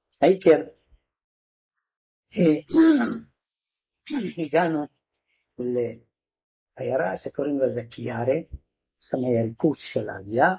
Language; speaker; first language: Hebrew; non-native, fluent; Hungarian